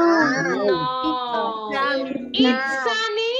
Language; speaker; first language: English; non-native, learner; Spanish